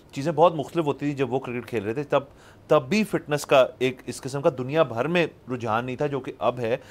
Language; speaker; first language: Urdu; native; Urdu